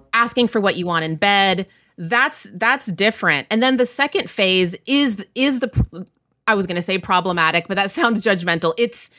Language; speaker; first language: English; native; English